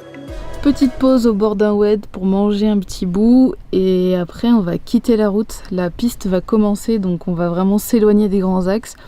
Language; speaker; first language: French; native; French